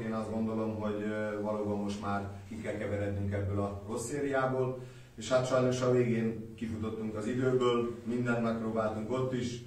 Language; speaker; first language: Hungarian; native; Hungarian